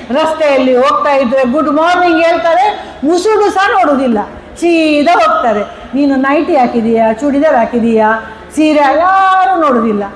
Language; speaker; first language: Kannada; non-native, local second language; Konkani